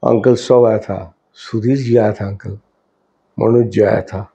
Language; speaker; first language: Hindi; non-native, local second language; Bangla